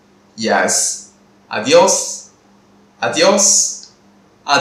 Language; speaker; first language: Spanish; non-native, fluent; Tamil